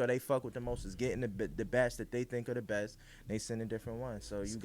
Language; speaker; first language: English; native; English